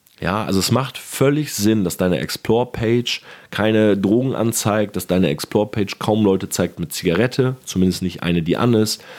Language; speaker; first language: German; native; German